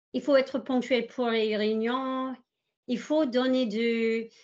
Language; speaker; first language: French; non-native, fluent; English